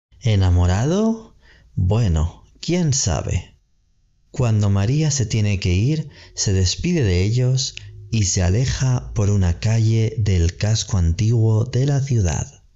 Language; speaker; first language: Spanish; native; Spanish